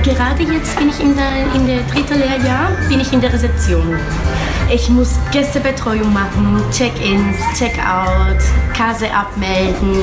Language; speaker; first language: German; non-native, fluent; Spanish